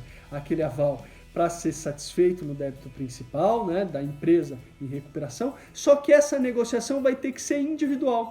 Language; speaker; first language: Portuguese; native; Portuguese